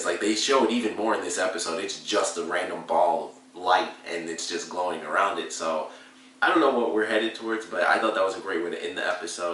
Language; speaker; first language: English; native; English